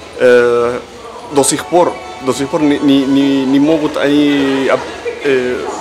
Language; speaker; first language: Russian; non-native, learner; Spanish